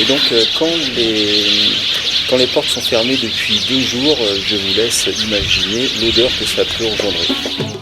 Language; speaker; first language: French; native; French